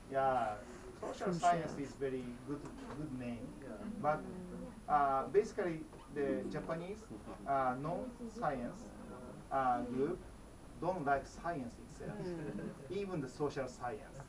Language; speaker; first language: English; non-native, fluent; Japanese